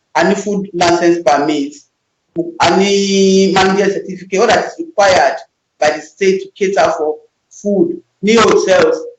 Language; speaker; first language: English; non-native, local second language; Yoruba